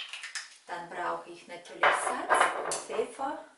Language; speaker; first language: German; non-native, fluent; Russian